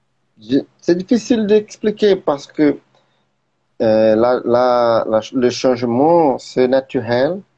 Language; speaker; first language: French; non-native, learner; Portuguese